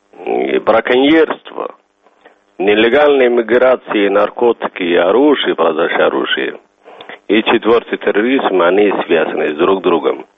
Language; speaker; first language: Russian; non-native, fluent; Somali